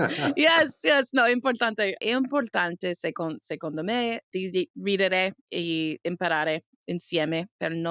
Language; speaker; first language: Italian; non-native, learner; English